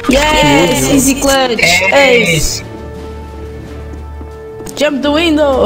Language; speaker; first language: English; non-native, learner; Hungarian